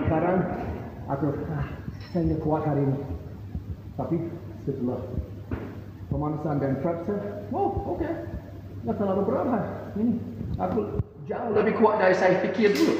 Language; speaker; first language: Indonesian; non-native, fluent; English